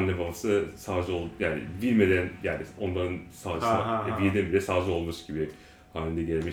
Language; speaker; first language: Turkish; non-native, learner; Japanese